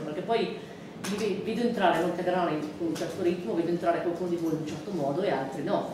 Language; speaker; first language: Italian; native; Italian